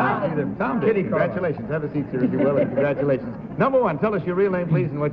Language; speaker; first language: English; native; English